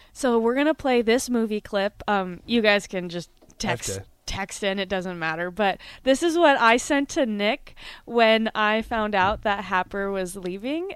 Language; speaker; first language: English; native; English